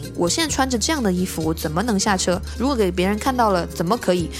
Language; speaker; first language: Chinese; native; Chinese